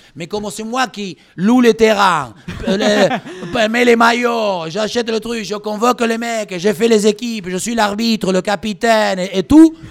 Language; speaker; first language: French; non-native, fluent; Spanish